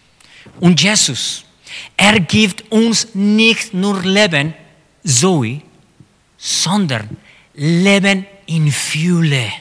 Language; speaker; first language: German; non-native, fluent; Spanish